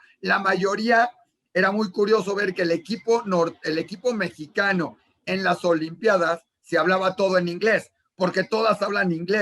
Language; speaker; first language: Spanish; native; Spanish